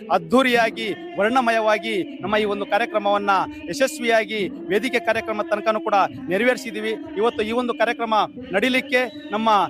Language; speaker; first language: Kannada; non-native, local second language; Lambadi